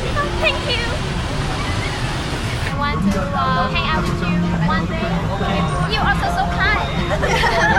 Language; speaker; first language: English; non-native, learner; Vietnamese